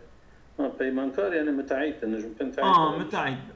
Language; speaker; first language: Persian; non-native, learner; Kurdish